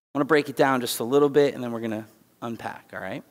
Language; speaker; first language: English; native; English